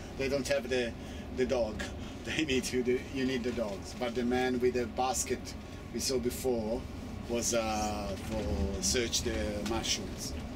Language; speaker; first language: English; non-native, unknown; Italian